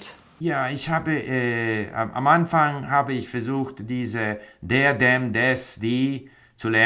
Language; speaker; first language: German; non-native, fluent; English